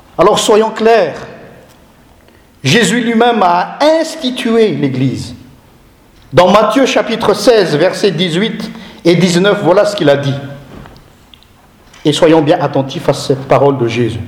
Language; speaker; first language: French; non-native, local second language; Malagasy